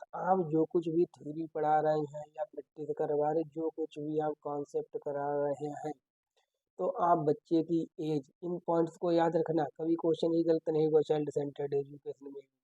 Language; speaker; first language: Hindi; native; Hindi